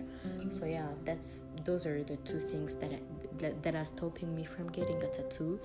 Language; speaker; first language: English; non-native, local second language; Kinyarwanda